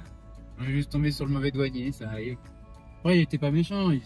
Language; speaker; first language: French; native; French